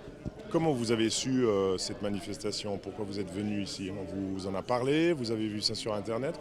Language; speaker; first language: French; native; French